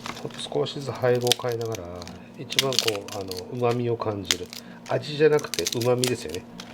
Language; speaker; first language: Japanese; native; Japanese